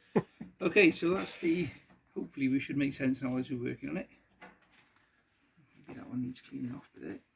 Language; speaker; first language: English; native; English